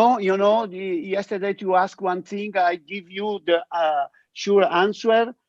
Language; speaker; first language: English; non-native, learner; Italian